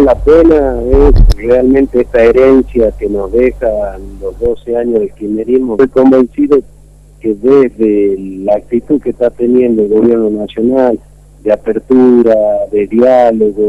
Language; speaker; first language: Spanish; native; Spanish